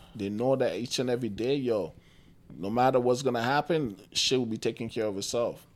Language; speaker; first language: English; non-native, local second language; Akan